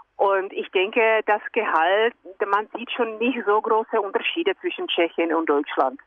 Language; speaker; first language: German; non-native, fluent; Czech